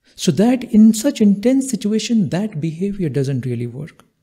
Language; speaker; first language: English; non-native, local second language; Hindi